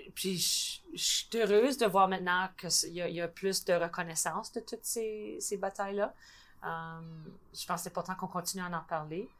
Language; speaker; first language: French; native; French